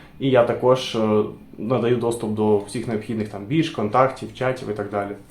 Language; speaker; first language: Ukrainian; non-native, local second language; Russian